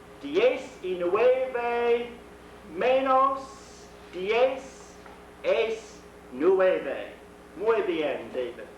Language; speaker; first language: Spanish; non-native, fluent; English